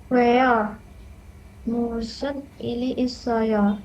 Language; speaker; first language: Korean; non-native, learner; Indonesian